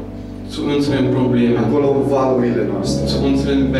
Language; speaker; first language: German; non-native, fluent; Romanian